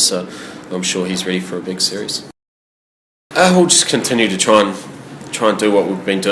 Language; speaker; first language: English; native; English